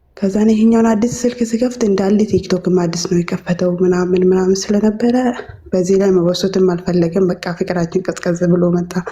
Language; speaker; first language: Amharic; non-native, local second language; Oromo